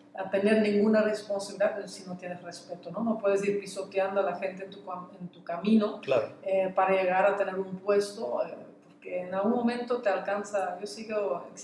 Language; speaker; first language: Spanish; non-native, fluent; Dutch